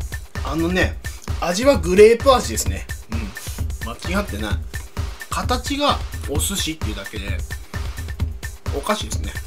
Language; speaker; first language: Japanese; native; Japanese